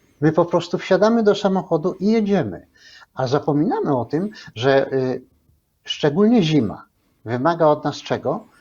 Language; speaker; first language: Polish; native; Polish